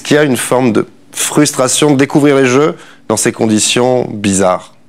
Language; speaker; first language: French; native; French